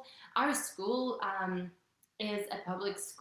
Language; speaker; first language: English; non-native, local second language; Afrikaans